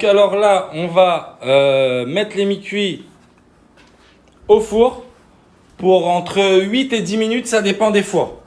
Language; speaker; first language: French; native; French